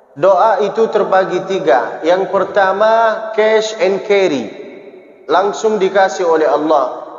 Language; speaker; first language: Malay; early bilingual, heritage; Malay